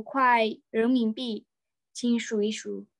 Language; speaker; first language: Chinese; non-native, learner; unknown